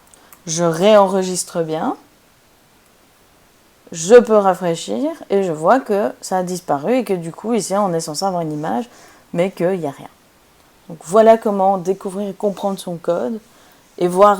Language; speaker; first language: French; native; French